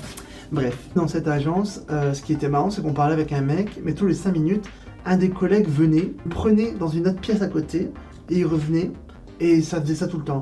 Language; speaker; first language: French; native; French